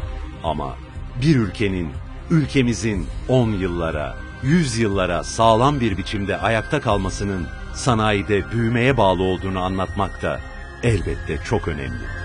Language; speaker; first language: Turkish; native; Turkish